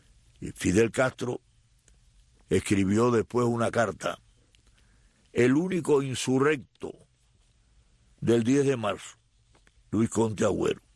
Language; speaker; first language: Spanish; native; Spanish